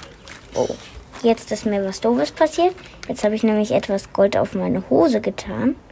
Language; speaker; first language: German; native; German